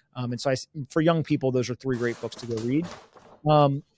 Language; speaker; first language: English; native; English